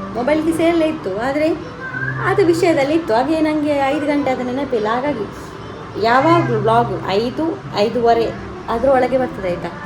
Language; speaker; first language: Kannada; non-native, local second language; Tulu